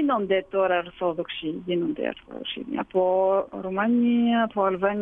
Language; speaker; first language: Greek; early bilingual, heritage; Greek